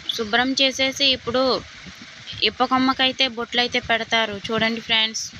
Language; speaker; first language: Telugu; non-native, local second language; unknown